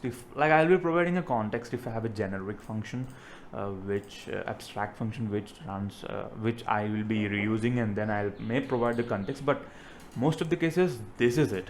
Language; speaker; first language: English; non-native, local second language; Telugu